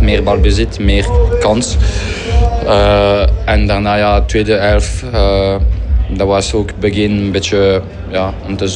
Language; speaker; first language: Dutch; non-native, fluent; French